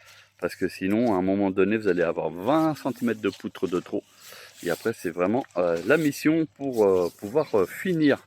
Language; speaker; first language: French; native; French